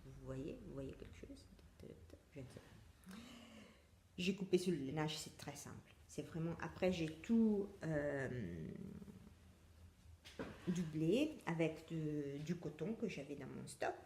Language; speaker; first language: French; non-native, fluent; Italian